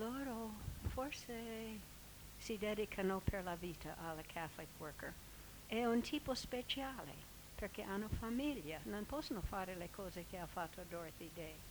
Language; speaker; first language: Italian; non-native, fluent; English